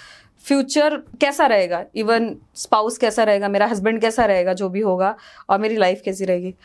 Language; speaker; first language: Hindi; native; Hindi